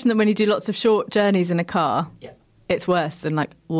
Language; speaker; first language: English; native; English